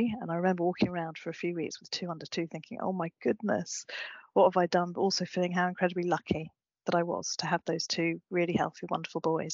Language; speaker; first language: English; native; English